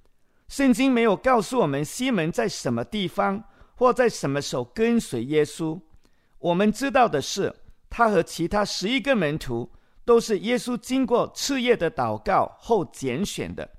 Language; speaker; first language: Chinese; native; Chinese